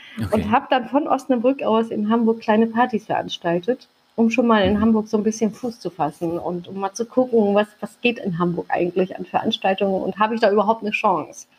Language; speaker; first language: German; early bilingual, other home language; Turkish